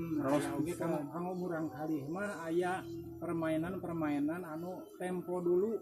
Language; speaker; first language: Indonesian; non-native, local second language; Sundanese